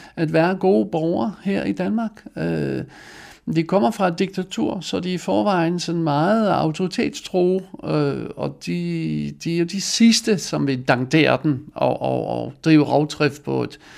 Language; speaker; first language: Danish; non-native, fluent; Dutch